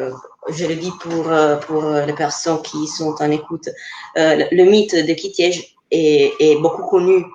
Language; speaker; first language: French; non-native, fluent; Italian